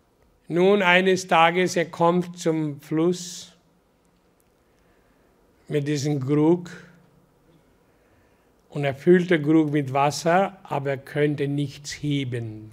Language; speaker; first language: German; non-native, learner; Hindi